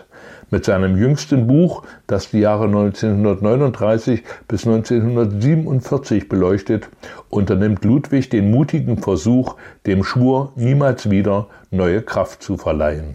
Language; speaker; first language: German; native; German